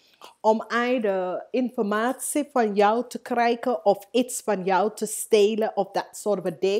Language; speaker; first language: Dutch; non-native, learner; English